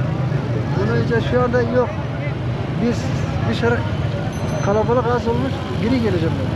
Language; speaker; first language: Turkish; non-native, learner; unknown